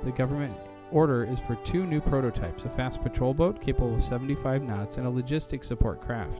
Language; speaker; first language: English; native; English